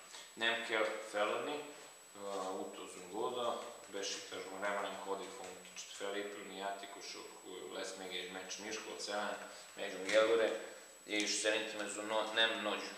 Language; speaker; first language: Hungarian; non-native, learner; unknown